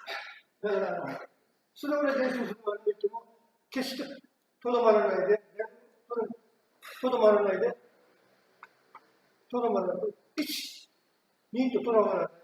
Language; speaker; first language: Japanese; native; Japanese